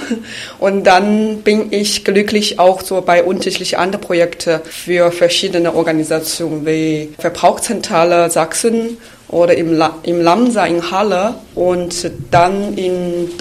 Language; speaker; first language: German; non-native, fluent; Chinese